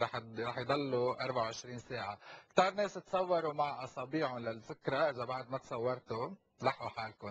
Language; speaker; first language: Arabic; native; Arabic